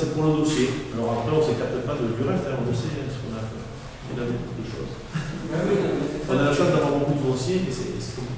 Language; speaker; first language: French; native; French